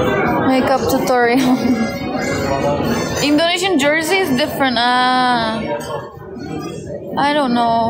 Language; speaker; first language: English; non-native, fluent; Turkish